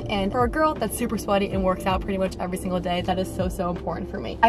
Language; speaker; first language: English; native; English